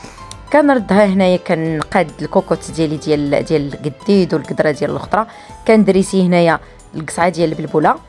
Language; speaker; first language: Arabic; native; Arabic